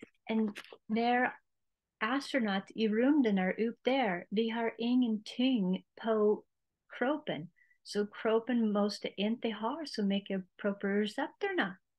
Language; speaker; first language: Swedish; non-native, learner; English